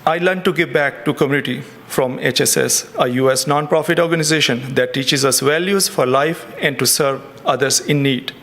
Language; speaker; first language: English; non-native, fluent; German